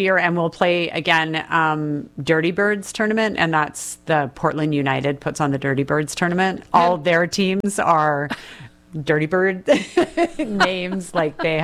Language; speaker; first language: English; native; English